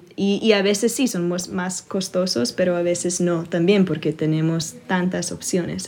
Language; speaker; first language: Spanish; early bilingual, other home language; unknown